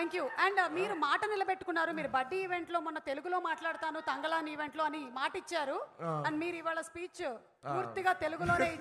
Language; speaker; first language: Telugu; native; Telugu